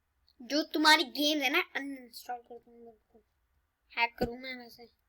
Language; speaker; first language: Hindi; native; Hindi